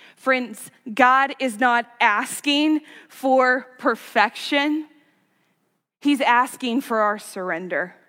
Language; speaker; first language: English; native; English